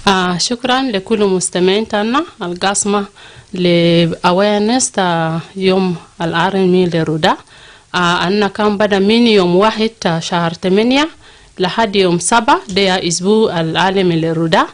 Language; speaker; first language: Arabic; non-native, local second language; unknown